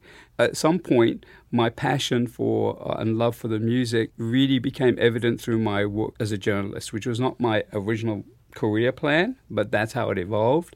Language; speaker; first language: English; native; English